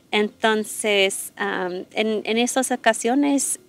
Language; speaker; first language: Spanish; non-native, fluent; English